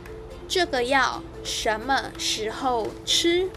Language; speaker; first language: Chinese; non-native, fluent; Indonesian